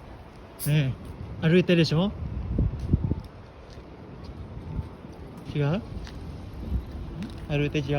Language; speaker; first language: Japanese; non-native, learner; Hmong